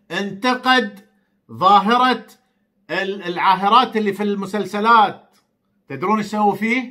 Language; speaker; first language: Arabic; native; Arabic